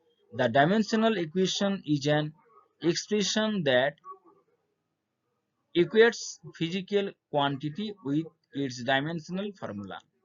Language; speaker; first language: English; non-native, local second language; Bangla